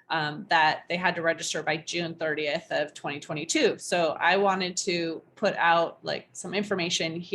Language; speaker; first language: English; native; English